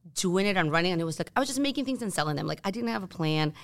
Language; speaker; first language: English; non-native, fluent; Spanish